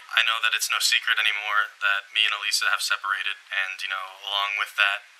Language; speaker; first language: English; native; English